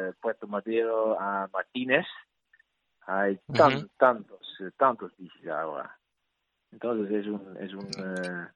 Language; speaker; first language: Spanish; non-native, learner; Dutch